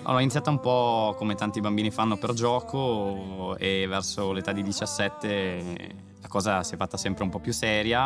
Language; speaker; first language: Italian; native; Italian